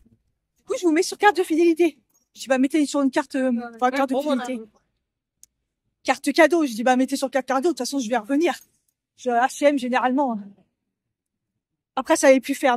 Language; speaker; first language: French; native; French